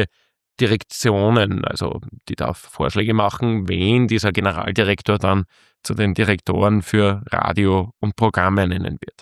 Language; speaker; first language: German; native; German